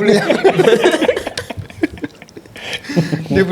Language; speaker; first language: Malay; native; Malay